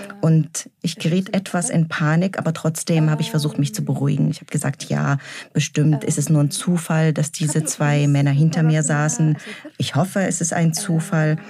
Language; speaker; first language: German; non-native, fluent; Arabic